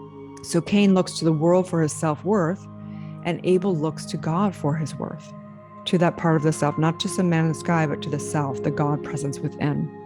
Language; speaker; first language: English; native; English